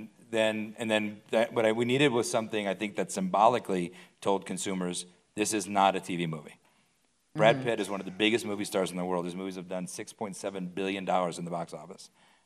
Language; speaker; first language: English; native; English